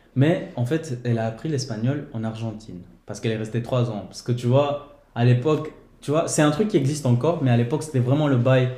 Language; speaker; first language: French; early bilingual, other home language; Portuguese